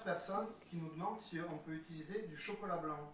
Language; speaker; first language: French; native; French